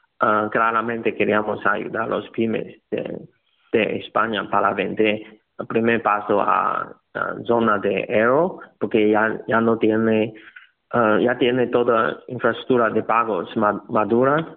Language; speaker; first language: Spanish; non-native, learner; Chinese